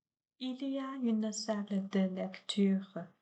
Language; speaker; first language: French; non-native, learner; Chinese